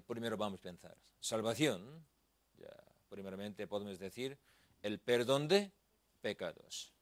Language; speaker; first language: Spanish; non-native, learner; Korean